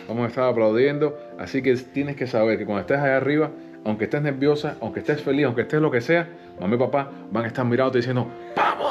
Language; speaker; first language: Spanish; native; Spanish